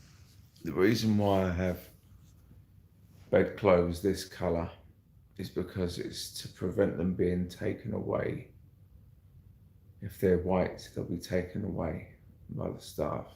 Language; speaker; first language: English; native; English